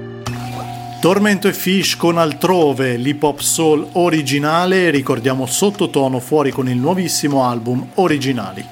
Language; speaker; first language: Italian; native; Italian